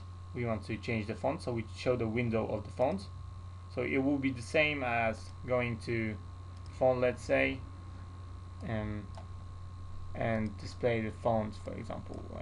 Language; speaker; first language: English; non-native, fluent; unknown